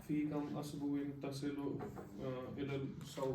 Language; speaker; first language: Arabic; non-native, learner; Urdu